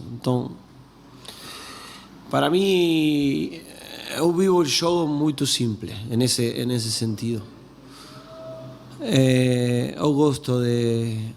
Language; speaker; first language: Portuguese; non-native, learner; Spanish